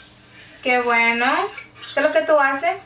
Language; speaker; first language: Spanish; non-native, learner; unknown